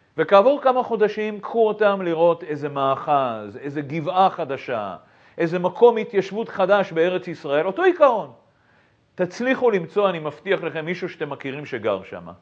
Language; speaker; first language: Hebrew; native; Hebrew